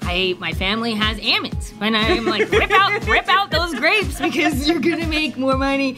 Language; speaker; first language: English; native; English